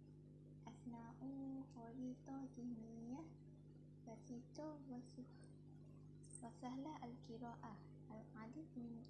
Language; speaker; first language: Arabic; non-native, learner; Malay